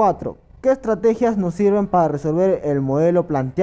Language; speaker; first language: Spanish; native; Spanish